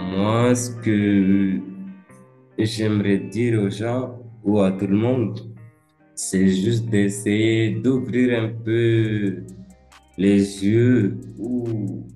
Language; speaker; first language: French; early bilingual, other home language; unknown